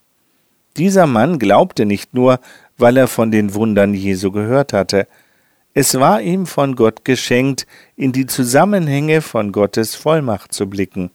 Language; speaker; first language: German; native; German